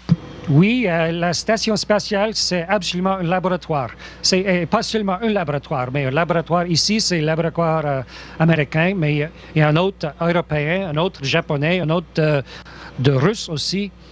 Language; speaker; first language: French; non-native, local second language; English